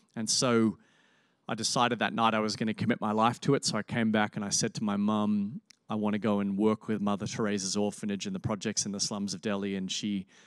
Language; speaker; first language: English; native; English